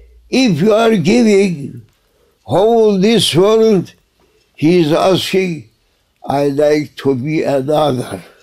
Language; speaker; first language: English; non-native, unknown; Turkish